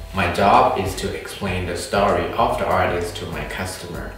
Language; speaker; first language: English; non-native, fluent; Thai